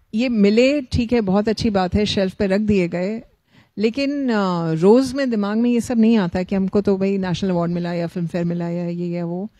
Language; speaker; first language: Hindi; native; Hindi